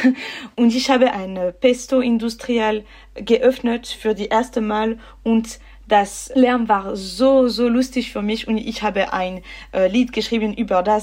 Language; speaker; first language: German; non-native, local second language; French